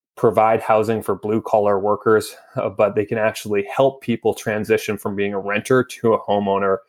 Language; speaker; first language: English; native; English